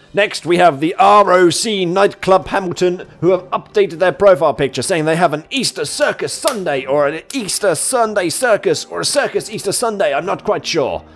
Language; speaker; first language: English; native; English